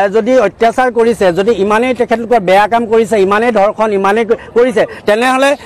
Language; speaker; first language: Assamese; native; Assamese